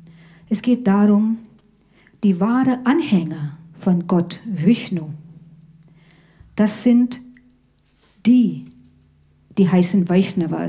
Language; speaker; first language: German; non-native, fluent; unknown